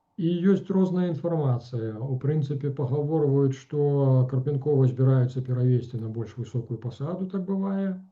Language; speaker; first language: Belarusian; non-native, local second language; Russian